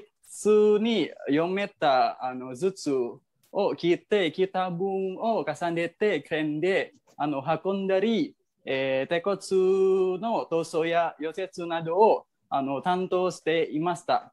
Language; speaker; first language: Japanese; non-native, fluent; Indonesian